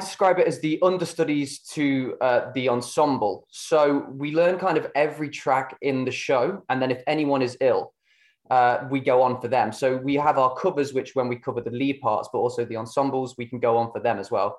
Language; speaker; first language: English; native; English